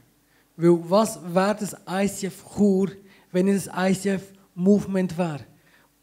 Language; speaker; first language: German; native; German